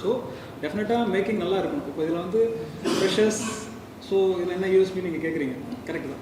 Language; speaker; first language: Tamil; native; Tamil